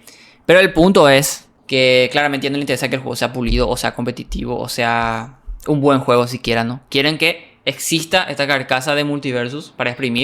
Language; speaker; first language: Spanish; native; Spanish